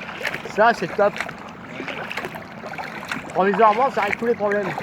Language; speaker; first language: French; native; French